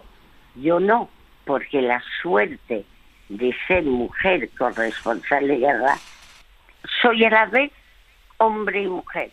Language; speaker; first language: Spanish; early bilingual, other home language; French